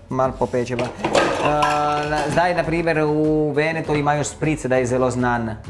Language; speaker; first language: Slovenian; non-native, learner; Italian